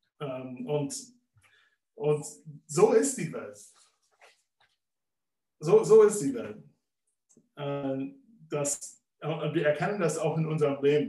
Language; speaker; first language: German; non-native, fluent; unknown